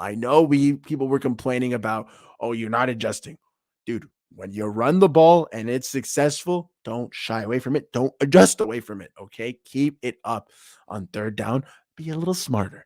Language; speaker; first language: English; native; English